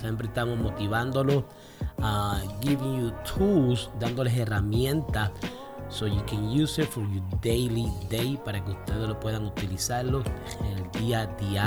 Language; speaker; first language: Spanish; early bilingual, heritage; Spanish